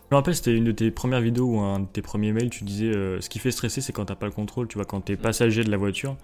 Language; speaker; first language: French; native; French